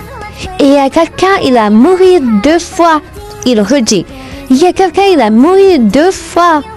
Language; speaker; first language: French; non-native, learner; Arabic